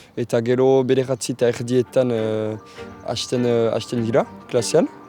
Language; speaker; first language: Basque; non-native, local second language; French